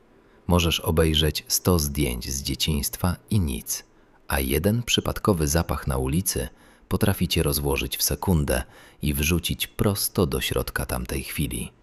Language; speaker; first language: Polish; native; Polish